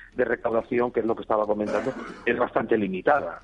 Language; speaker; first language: Spanish; native; Spanish